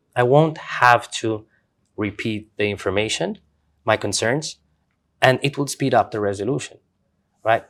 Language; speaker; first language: English; non-native, fluent; Romanian